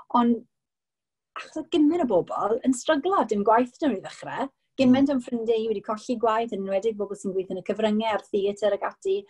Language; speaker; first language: Welsh; non-native, local second language; English